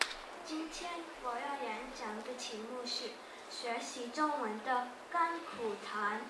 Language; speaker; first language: Chinese; non-native, learner; Japanese